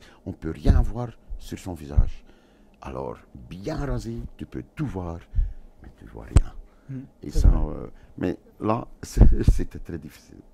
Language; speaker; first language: French; non-native, local second language; Dutch